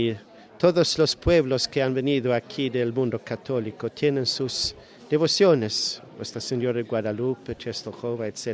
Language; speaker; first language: Spanish; non-native, fluent; Swedish